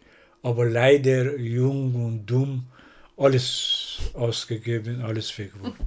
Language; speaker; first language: German; non-native, learner; Persian